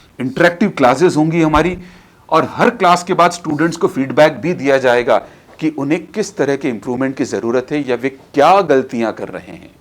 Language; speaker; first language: Hindi; native; Hindi